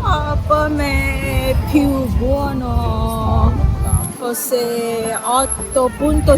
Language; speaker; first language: Italian; non-native, learner; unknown